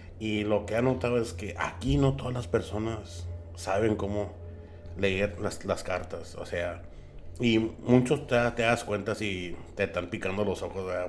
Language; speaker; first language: Spanish; early bilingual, heritage; Spanish